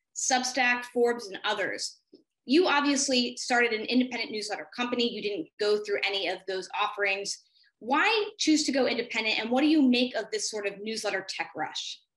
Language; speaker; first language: English; native; English